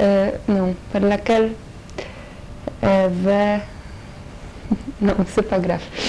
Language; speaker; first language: French; non-native, learner; Polish